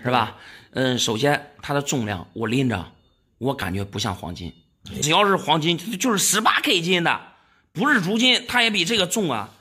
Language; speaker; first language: Chinese; native; Chinese